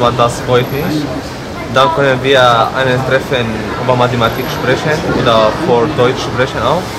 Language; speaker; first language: German; non-native, learner; Arabic